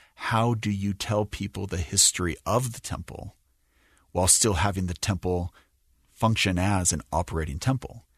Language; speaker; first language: English; native; English